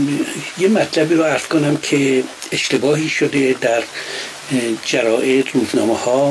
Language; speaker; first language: Persian; native; Persian